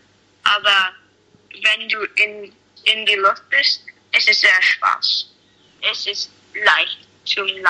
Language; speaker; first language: German; non-native, learner; English